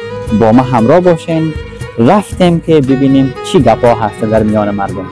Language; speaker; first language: Persian; native; Persian